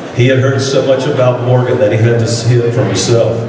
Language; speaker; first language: English; native; English